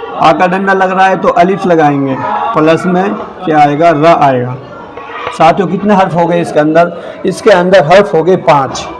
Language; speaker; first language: Urdu; native; Urdu